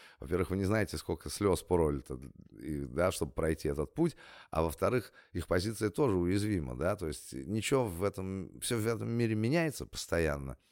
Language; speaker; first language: Russian; native; Russian